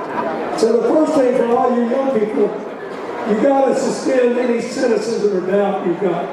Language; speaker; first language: English; native; English